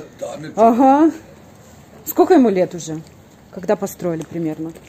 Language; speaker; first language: Russian; native; Russian